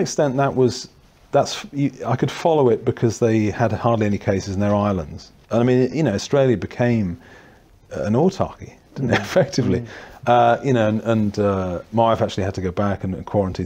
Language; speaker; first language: English; native; English